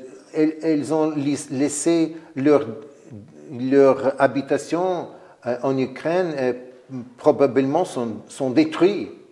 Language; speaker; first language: French; non-native, fluent; Ukrainian